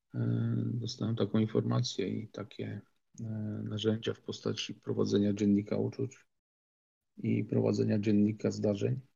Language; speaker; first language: Polish; native; Polish